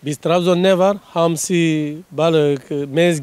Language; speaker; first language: Turkish; non-native, learner; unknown